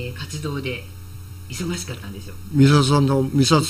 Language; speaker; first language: Japanese; native; Japanese